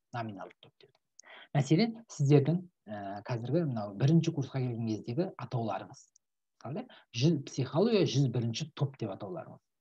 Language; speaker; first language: Kazakh; native; Kazakh